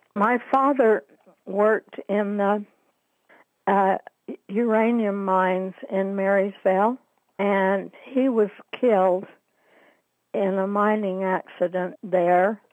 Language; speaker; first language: English; native; English